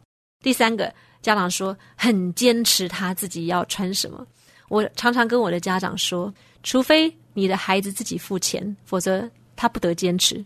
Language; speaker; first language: Chinese; native; Chinese